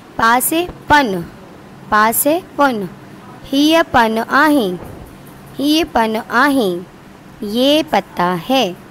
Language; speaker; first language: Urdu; non-native, local second language; Sindhi